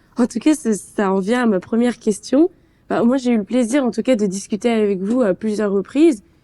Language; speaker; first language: French; native; French